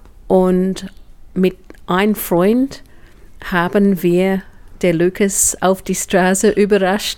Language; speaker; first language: German; non-native, fluent; English